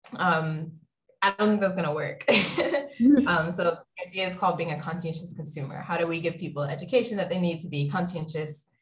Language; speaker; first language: English; native; English